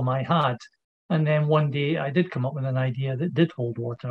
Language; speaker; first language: English; native; English